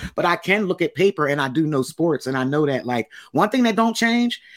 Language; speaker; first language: English; native; English